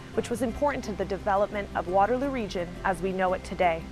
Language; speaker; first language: English; native; English